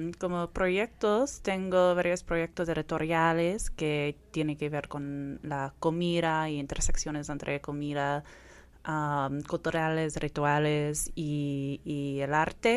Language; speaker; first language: Spanish; early bilingual, heritage; Spanish